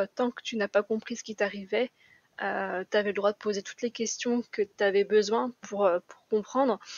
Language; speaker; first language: French; native; French